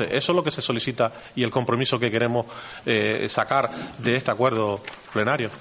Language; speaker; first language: Spanish; native; Spanish